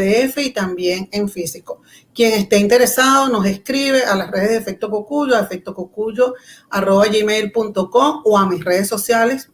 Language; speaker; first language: Spanish; native; Spanish